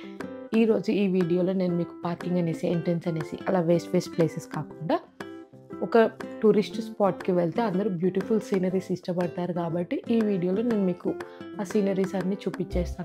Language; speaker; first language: Telugu; native; Telugu